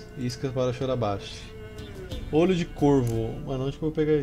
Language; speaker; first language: Portuguese; native; Portuguese